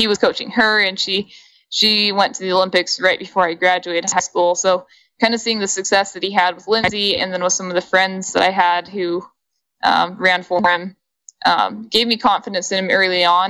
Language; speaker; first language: English; native; English